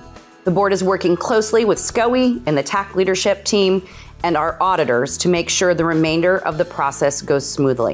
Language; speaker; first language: English; native; English